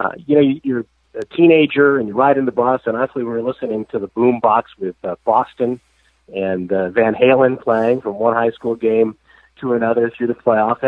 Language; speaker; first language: English; native; English